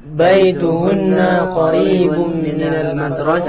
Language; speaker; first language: Arabic; non-native, learner; Indonesian